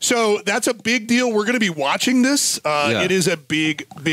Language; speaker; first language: English; native; English